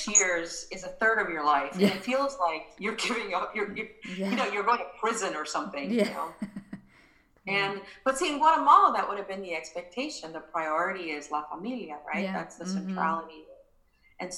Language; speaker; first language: English; early bilingual, other home language; Spanish